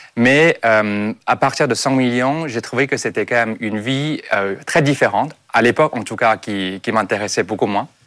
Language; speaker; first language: French; non-native, fluent; Chinese